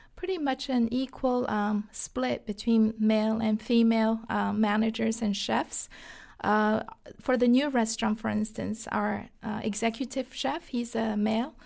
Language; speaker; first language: English; non-native, fluent; Chinese